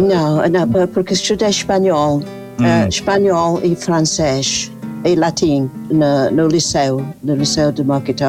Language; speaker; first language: Portuguese; non-native, fluent; English